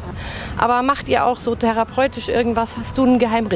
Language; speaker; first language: German; native; German